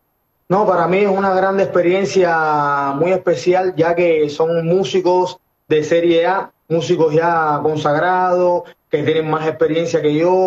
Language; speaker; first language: Spanish; native; Spanish